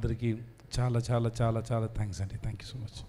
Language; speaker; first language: Telugu; non-native, learner; Tamil